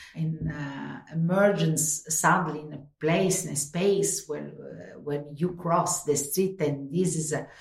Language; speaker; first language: English; non-native, fluent; Italian